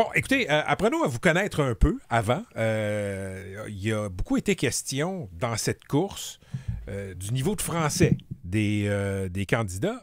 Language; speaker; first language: French; native; French